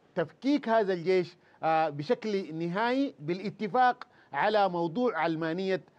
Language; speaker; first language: Arabic; native; Arabic